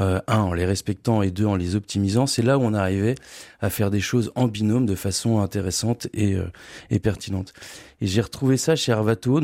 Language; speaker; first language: French; native; French